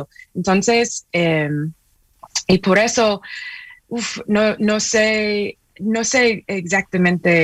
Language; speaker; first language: Spanish; non-native, fluent; English